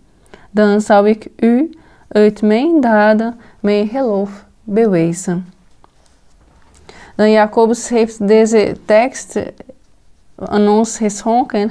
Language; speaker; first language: Dutch; non-native, fluent; Portuguese